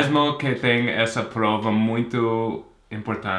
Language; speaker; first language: Portuguese; non-native, fluent; English